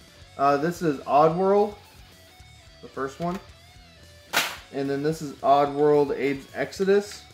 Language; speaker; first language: English; native; English